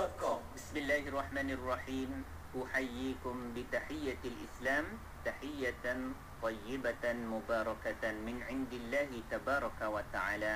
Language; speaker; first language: Arabic; non-native, fluent; Malay